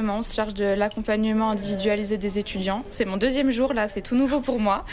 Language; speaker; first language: French; native; French